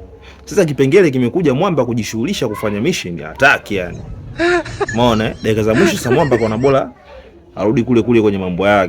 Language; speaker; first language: Swahili; native; Swahili